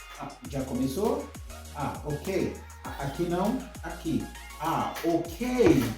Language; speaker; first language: Portuguese; non-native, fluent; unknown